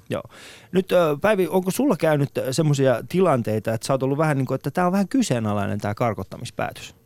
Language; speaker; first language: Finnish; early bilingual, other home language; Persian